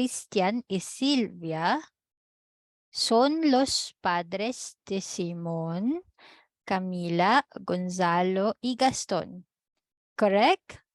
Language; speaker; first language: Spanish; non-native, fluent; Filipino